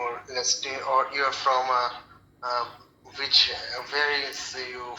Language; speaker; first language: English; non-native, local second language; Bangla